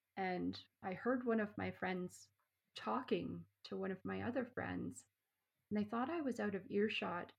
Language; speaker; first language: English; native; English